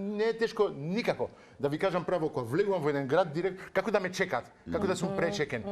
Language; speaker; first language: Macedonian; non-native, fluent; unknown